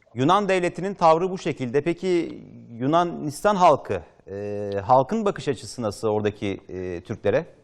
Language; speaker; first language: Turkish; native; Turkish